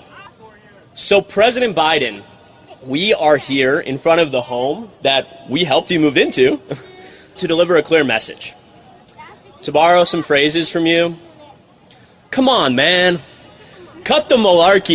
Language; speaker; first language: English; native; English